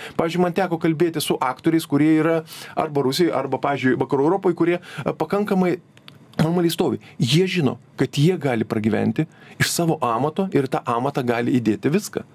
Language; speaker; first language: Lithuanian; native; Lithuanian